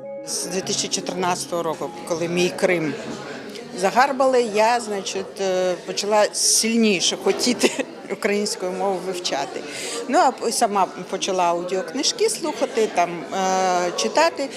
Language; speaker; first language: Ukrainian; non-native, learner; Crimean Tatar